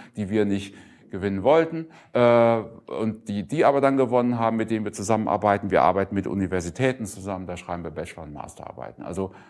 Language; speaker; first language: German; native; German